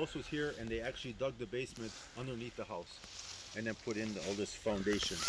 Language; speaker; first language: English; native; English